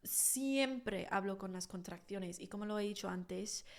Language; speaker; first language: Spanish; non-native, fluent; English